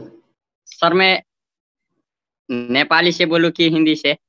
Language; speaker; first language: Hindi; non-native, learner; Nepali